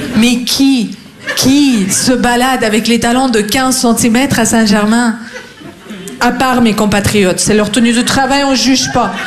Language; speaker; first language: French; non-native, fluent; Russian